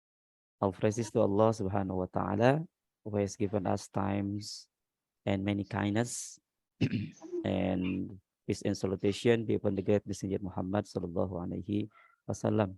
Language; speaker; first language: English; non-native, learner; Indonesian